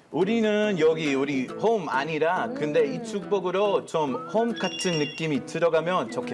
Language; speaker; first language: Korean; non-native, learner; Hebrew